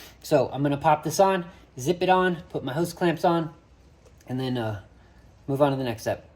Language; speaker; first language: English; native; English